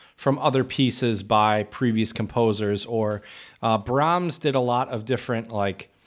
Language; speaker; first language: English; native; English